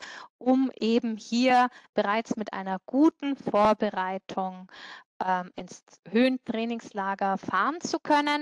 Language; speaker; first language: German; native; German